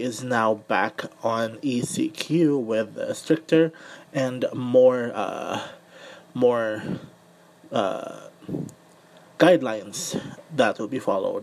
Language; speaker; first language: English; non-native, local second language; Cebuano